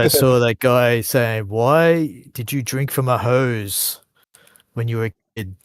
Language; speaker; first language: English; native; English